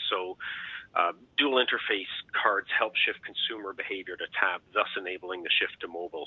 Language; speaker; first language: English; native; English